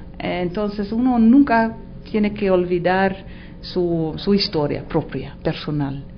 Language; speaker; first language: Spanish; non-native, fluent; Dutch